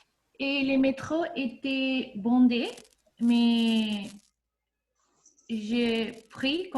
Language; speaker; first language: French; non-native, learner; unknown